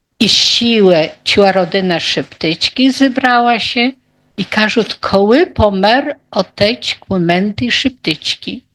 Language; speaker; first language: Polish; non-native, local second language; Ukrainian